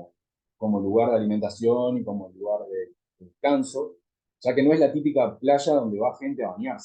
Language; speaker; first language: Spanish; native; Spanish